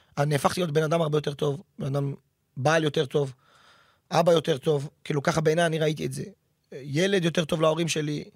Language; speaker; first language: Hebrew; native; Hebrew